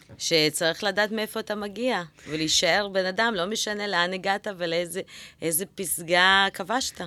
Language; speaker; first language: Hebrew; early bilingual, other home language; Russian